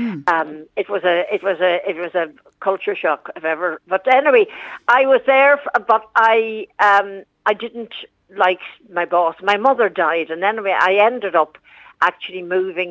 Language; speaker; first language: English; native; English